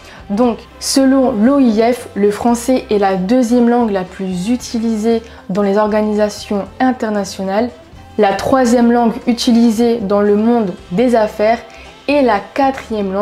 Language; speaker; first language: French; native; French